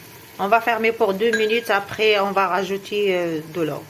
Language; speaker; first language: French; non-native, fluent; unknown